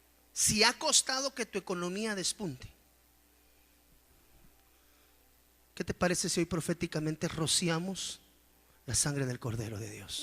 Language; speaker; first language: Spanish; native; Spanish